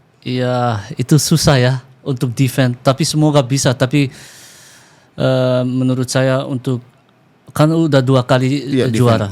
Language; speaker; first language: Indonesian; early bilingual, heritage; Dutch